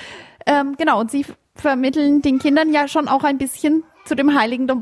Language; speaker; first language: German; native; German